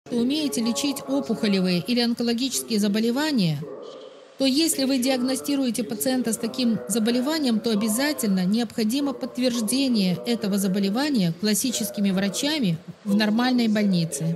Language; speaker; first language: Russian; native; Russian